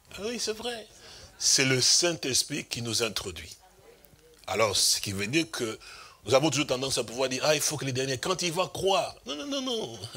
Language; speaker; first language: French; non-native, local second language; Lingala